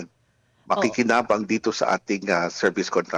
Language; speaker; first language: Filipino; native; Filipino